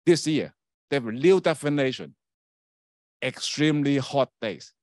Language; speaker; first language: English; non-native, local second language; Chinese